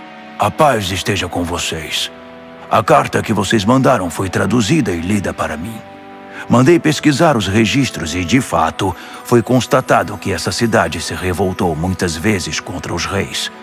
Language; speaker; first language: Portuguese; native; Portuguese